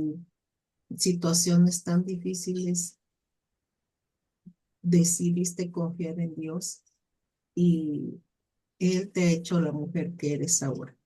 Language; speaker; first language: Spanish; native; Spanish